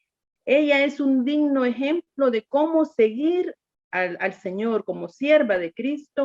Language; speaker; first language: Spanish; native; Spanish